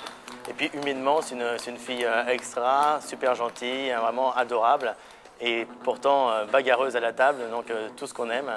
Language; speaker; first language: French; native; French